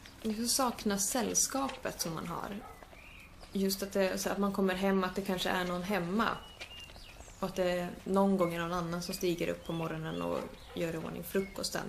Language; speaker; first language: Swedish; native; Swedish